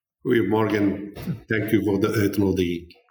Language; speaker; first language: Dutch; non-native, fluent; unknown